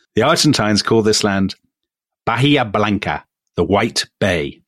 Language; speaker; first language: English; native; English